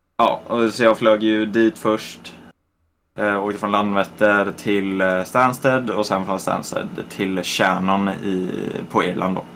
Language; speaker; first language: Swedish; native; Swedish